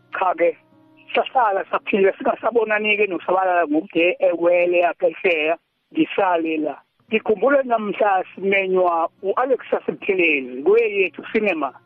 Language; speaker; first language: Zulu; native; Zulu